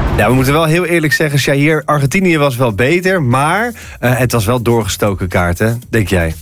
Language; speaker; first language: Dutch; native; Dutch